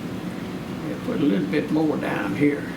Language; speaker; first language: English; native; English